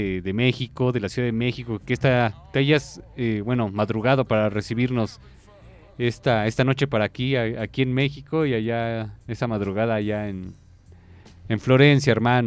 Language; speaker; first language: Spanish; native; Spanish